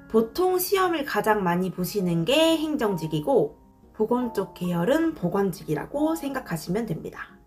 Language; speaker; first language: Korean; native; Korean